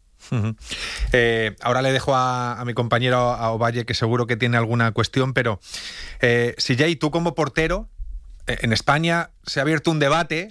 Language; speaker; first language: Spanish; native; Spanish